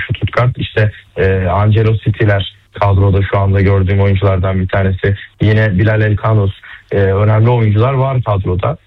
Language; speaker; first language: Turkish; native; Turkish